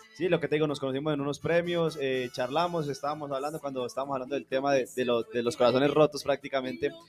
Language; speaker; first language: Spanish; native; Spanish